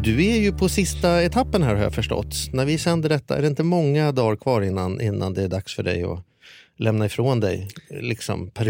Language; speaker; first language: Swedish; native; Swedish